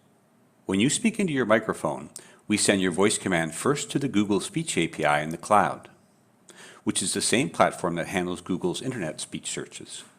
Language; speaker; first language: English; native; English